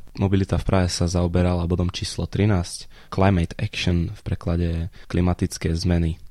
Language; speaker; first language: Slovak; native; Slovak